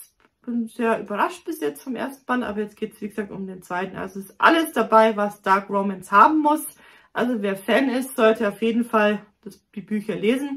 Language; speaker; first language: German; native; German